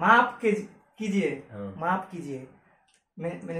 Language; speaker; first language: Hindi; non-native, learner; Bangla